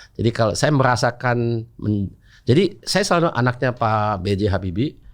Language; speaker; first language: Indonesian; early bilingual, heritage; Indonesian